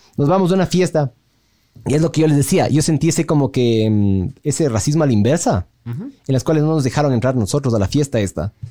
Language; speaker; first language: Spanish; native; Spanish